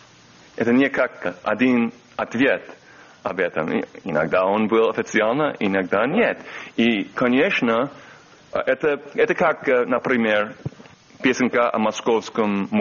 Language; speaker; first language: Russian; non-native, learner; English